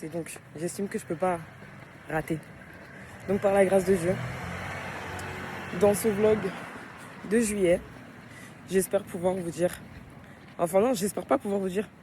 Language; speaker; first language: French; native; French